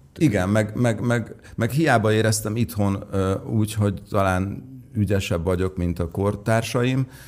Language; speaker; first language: Hungarian; native; Hungarian